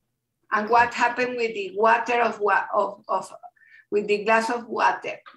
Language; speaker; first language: English; non-native, learner; Spanish